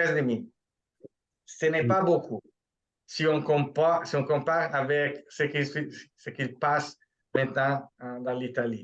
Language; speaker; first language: French; non-native, fluent; Italian